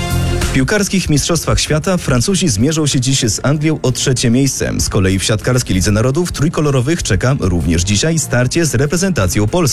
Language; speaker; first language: Polish; native; Polish